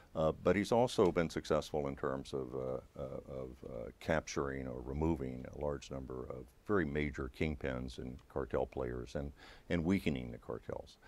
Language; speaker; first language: English; native; English